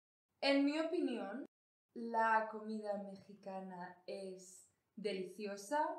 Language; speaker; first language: Spanish; non-native, learner; English